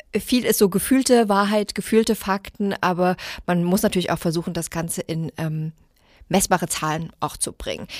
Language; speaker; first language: German; native; German